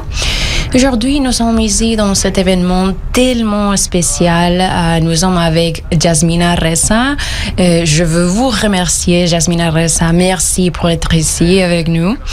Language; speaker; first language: French; non-native, fluent; Spanish